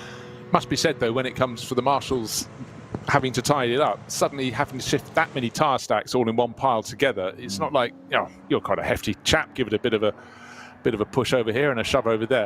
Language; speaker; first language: English; native; English